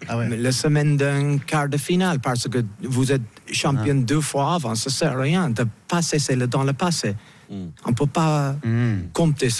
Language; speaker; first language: French; non-native, fluent; English